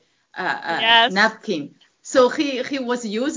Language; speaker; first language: English; non-native, fluent; Chinese